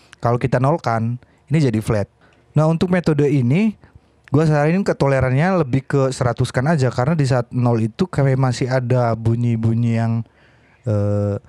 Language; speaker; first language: Indonesian; native; Indonesian